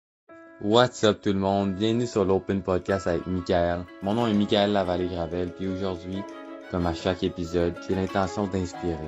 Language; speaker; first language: French; native; French